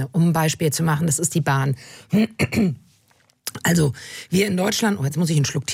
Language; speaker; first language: German; native; German